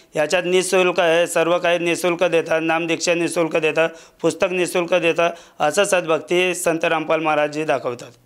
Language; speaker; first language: Marathi; non-native, local second language; Lambadi